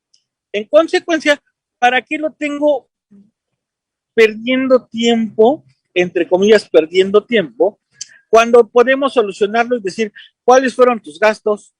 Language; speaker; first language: Spanish; native; Spanish